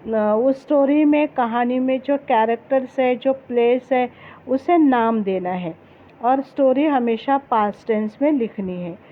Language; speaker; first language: Hindi; non-native, local second language; Marathi